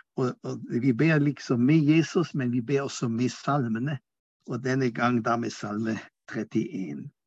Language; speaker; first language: Norwegian; non-native, fluent; German